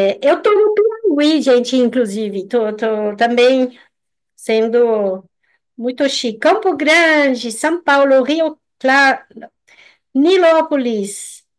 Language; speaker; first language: Portuguese; non-native, fluent; French